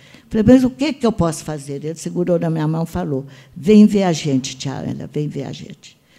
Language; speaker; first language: Portuguese; native; Portuguese